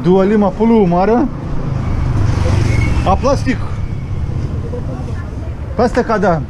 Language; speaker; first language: Indonesian; non-native, learner; English